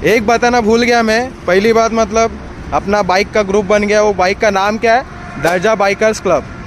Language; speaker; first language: Hindi; non-native, local second language; Marathi